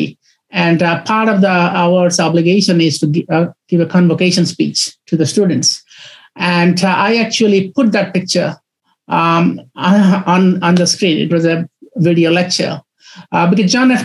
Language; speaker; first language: English; non-native, local second language; Odia